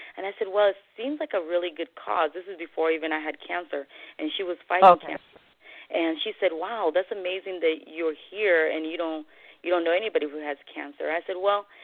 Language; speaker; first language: English; non-native, fluent; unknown